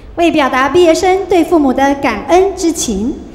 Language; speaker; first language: Chinese; native; Chinese